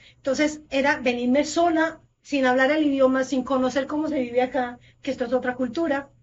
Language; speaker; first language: Spanish; native; Spanish